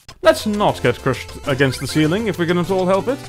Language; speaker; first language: English; native; English